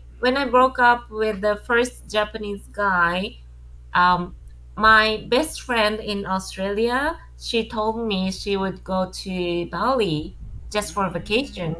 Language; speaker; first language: English; non-native, learner; Japanese